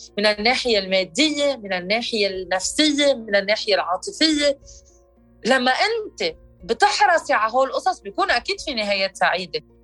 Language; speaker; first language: Arabic; native; Arabic